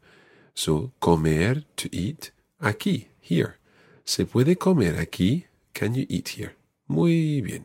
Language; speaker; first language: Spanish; non-native, fluent; English